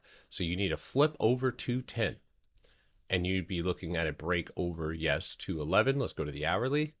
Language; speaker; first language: English; native; English